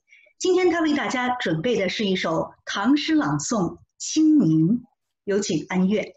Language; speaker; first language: Chinese; native; Chinese